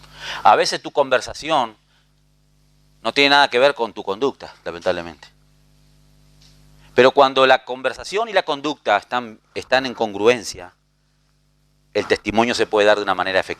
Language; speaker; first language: Spanish; native; Spanish